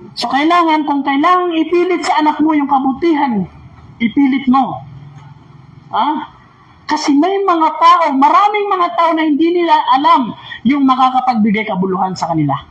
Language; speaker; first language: Filipino; non-native, local second language; Maranao